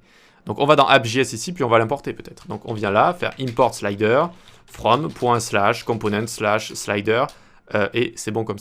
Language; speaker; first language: French; native; French